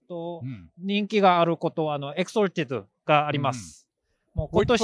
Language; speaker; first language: Japanese; non-native, learner; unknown